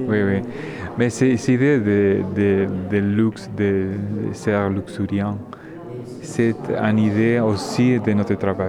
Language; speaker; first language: French; non-native, learner; Spanish